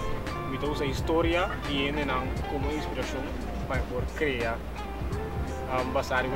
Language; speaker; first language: Dutch; non-native, local second language; Papiamento